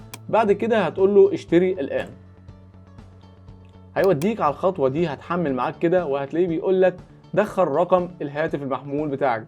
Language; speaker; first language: Arabic; native; Arabic